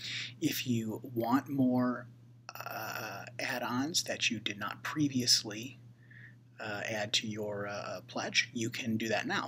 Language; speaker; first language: English; native; English